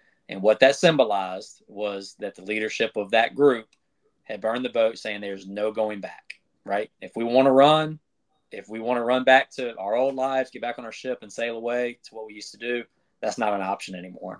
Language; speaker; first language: English; native; English